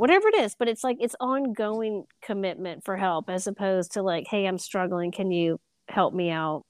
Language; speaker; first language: English; native; English